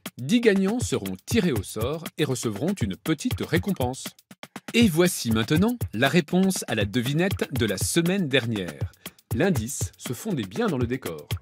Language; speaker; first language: French; native; French